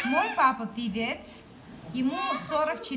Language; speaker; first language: Russian; non-native, learner; Armenian